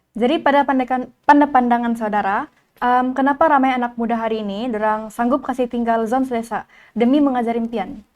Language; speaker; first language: Malay; native; Malay